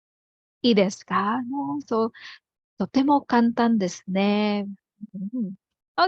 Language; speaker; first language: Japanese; non-native, fluent; Filipino